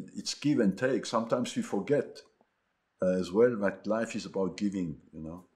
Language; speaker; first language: English; non-native, fluent; French